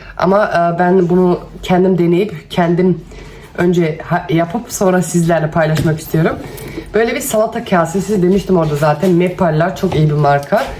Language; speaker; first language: Turkish; early bilingual, heritage; Turkish